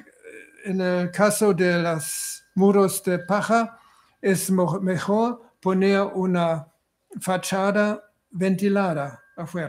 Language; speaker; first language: Spanish; non-native, fluent; German